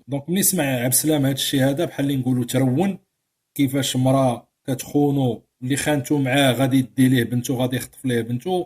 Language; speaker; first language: Arabic; native; Arabic